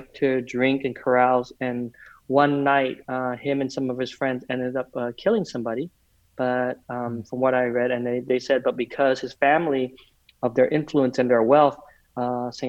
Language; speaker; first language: English; native; English